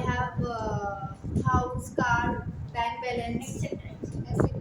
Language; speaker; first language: English; non-native, learner; Hindi